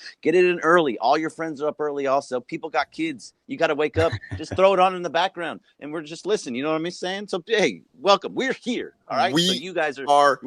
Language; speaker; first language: English; native; English